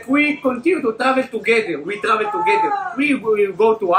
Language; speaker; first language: English; non-native, learner; Hebrew